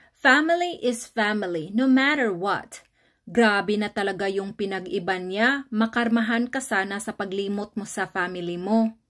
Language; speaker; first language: Filipino; non-native, local second language; Cebuano